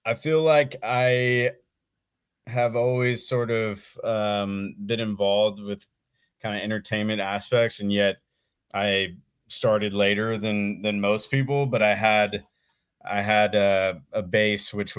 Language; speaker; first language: English; native; English